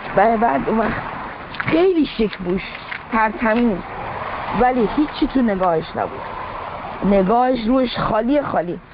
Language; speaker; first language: Persian; early bilingual, heritage; Persian